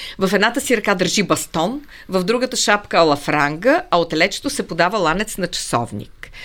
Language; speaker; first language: Bulgarian; native; Bulgarian